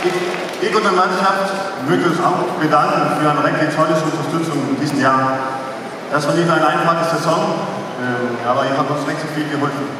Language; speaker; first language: German; non-native, fluent; Danish